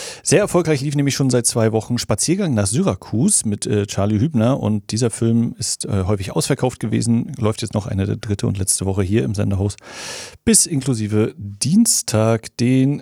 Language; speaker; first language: German; native; German